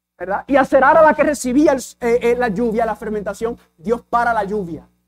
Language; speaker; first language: Spanish; early bilingual, heritage; English